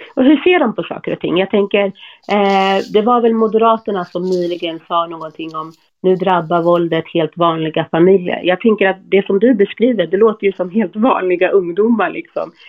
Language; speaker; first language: Swedish; native; Swedish